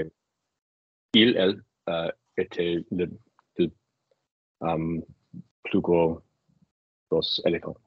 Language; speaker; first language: French; non-native, learner; English